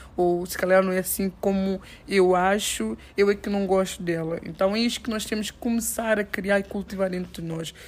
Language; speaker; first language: Portuguese; native; Portuguese